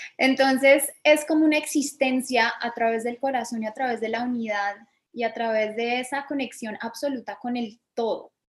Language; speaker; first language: Spanish; early bilingual, other home language; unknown